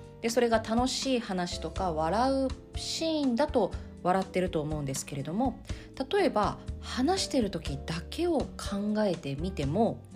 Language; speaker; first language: Japanese; native; Japanese